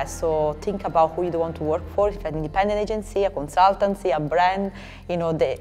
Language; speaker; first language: English; non-native, fluent; Italian